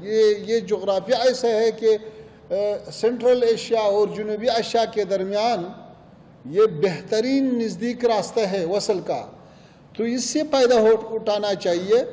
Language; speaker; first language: Hindi; non-native, fluent; Pashto